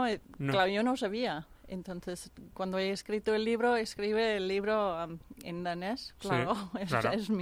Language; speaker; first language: Spanish; non-native, fluent; Danish